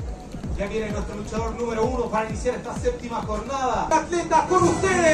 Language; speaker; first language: Spanish; native; Spanish